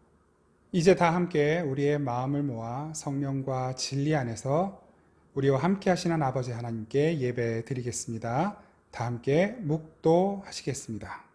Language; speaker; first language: Korean; native; Korean